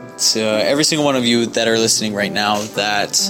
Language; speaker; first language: English; native; English